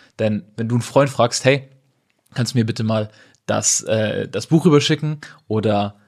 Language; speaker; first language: German; native; German